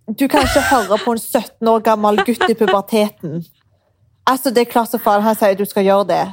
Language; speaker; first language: Norwegian; early bilingual, other home language; Arabic